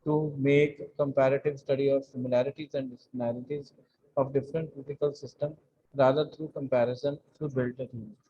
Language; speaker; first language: English; non-native, local second language; Punjabi